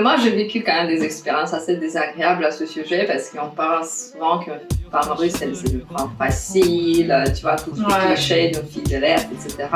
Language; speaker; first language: French; non-native, fluent; Russian